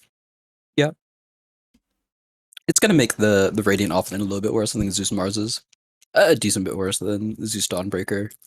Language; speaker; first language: English; native; English